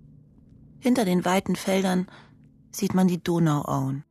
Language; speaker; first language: German; native; German